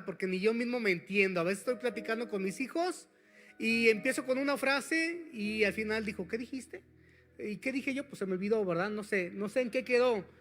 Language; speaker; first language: Spanish; native; Spanish